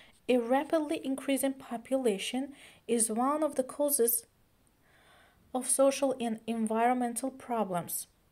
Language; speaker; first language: English; non-native, fluent; Azerbaijani